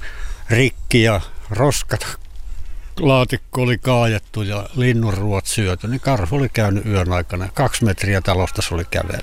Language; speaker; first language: Finnish; native; Finnish